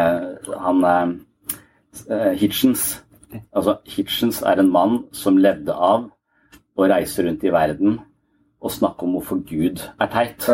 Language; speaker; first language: Norwegian; native; Norwegian